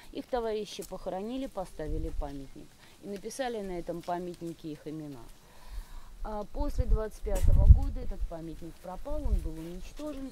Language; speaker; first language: Russian; native; Russian